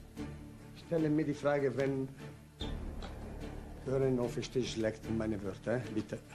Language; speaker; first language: German; non-native, learner; Italian